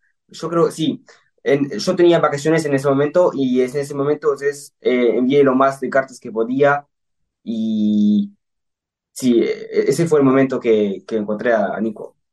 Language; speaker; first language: Spanish; early bilingual, heritage; Spanish